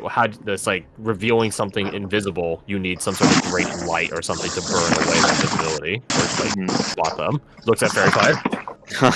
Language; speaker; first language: English; native; English